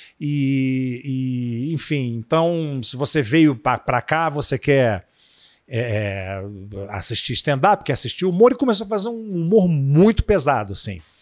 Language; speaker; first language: Portuguese; native; Portuguese